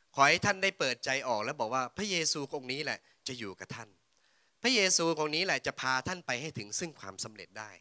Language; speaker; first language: Thai; native; Thai